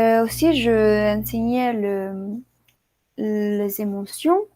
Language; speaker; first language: French; non-native, learner; Spanish